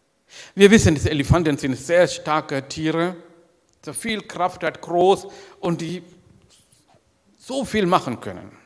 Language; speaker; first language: German; non-native, learner; Sinhala